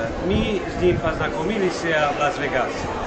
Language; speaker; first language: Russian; non-native, learner; Slovak